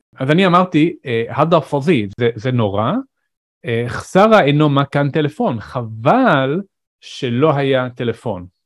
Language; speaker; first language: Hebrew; non-native, local second language; Arabic